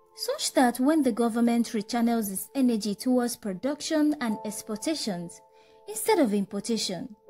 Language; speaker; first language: English; non-native, local second language; Igbo